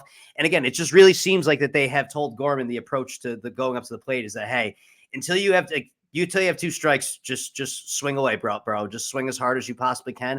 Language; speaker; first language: English; native; English